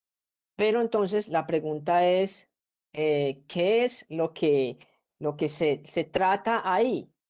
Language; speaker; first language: Spanish; native; Spanish